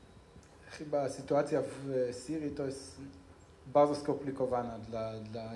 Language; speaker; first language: Polish; non-native, learner; Hebrew